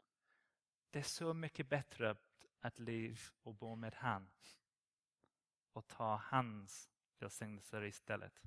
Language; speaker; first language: Swedish; non-native, learner; English